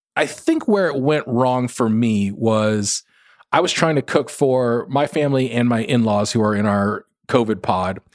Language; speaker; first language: English; native; English